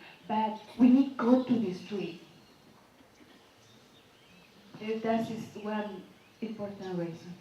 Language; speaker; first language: English; non-native, learner; Spanish